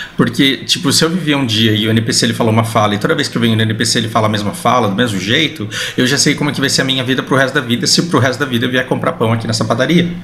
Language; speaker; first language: Portuguese; early bilingual, heritage; Portuguese